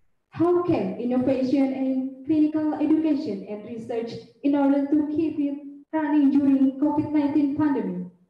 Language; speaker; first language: English; non-native, fluent; Indonesian